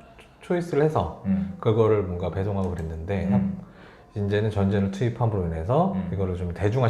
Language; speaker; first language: Korean; native; Korean